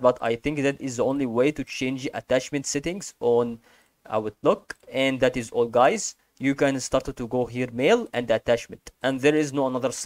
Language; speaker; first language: English; non-native, fluent; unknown